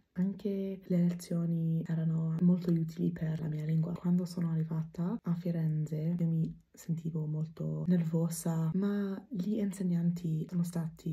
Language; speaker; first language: Italian; non-native, fluent; English